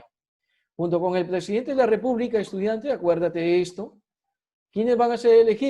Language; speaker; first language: Spanish; native; Spanish